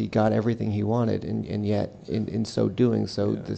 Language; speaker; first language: English; native; English